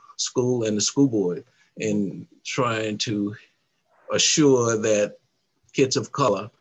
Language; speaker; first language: English; native; English